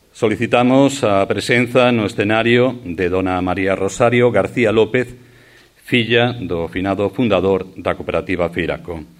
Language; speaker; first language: Galician; native; Galician